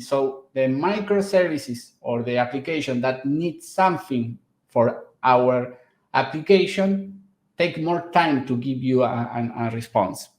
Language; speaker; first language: English; non-native, fluent; Spanish